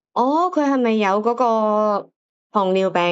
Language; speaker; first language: Cantonese; native; Cantonese